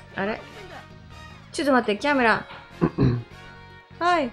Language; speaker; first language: English; non-native, learner; Japanese